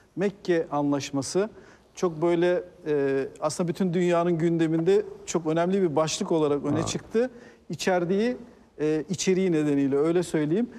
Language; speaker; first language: Turkish; native; Turkish